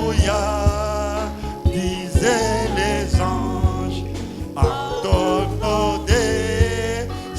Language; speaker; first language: French; non-native, local second language; Lingala